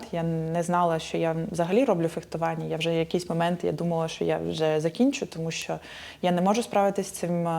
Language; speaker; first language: Ukrainian; native; Ukrainian